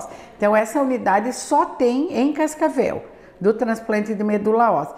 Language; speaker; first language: Portuguese; native; Portuguese